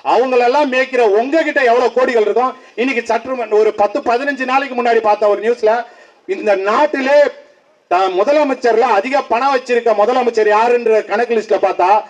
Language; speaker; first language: Tamil; native; Tamil